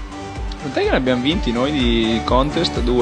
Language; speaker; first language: Italian; native; Italian